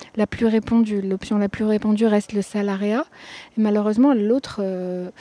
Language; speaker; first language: French; non-native, local second language; Arabic